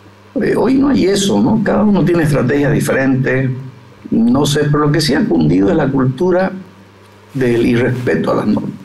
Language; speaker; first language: Spanish; native; Spanish